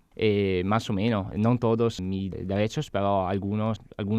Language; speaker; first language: Spanish; non-native, learner; Italian